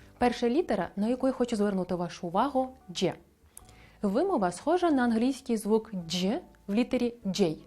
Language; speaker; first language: Ukrainian; non-native, local second language; Crimean Tatar